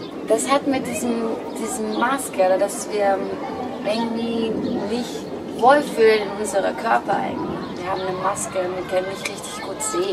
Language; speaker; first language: German; non-native, fluent; Greek